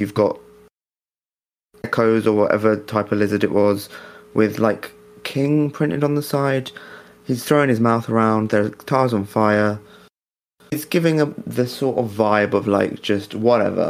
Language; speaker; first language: English; native; English